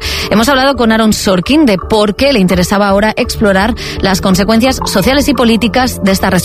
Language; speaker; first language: Spanish; native; Spanish